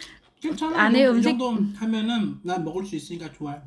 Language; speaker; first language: Korean; native; Korean